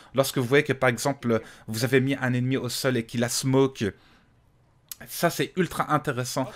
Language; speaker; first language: French; native; French